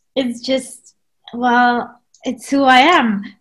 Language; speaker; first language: English; non-native, fluent; Dutch